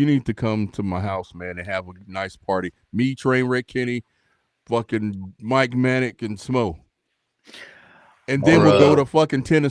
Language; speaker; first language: English; native; English